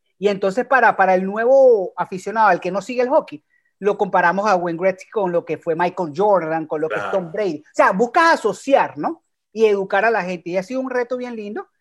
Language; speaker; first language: Spanish; native; Spanish